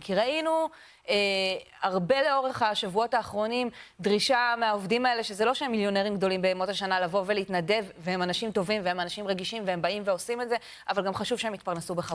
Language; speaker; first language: Hebrew; native; Hebrew